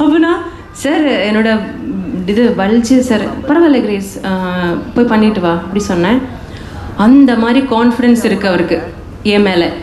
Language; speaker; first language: Tamil; non-native, learner; Malayalam